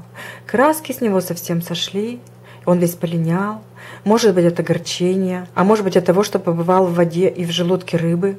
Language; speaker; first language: Russian; native; Russian